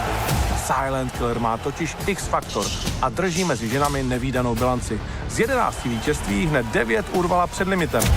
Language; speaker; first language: Czech; native; Czech